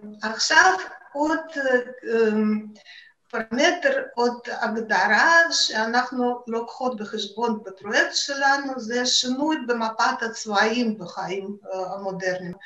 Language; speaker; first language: Hebrew; non-native, fluent; Russian